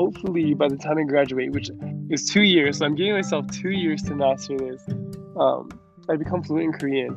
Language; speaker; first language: English; native; English